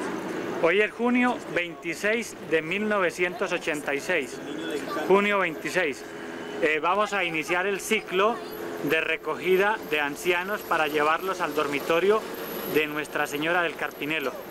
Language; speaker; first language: Spanish; native; Spanish